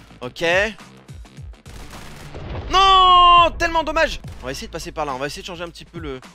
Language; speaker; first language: French; native; French